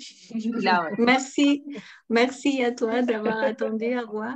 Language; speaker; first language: French; native; French